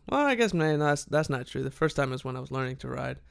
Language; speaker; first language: English; non-native, fluent; Spanish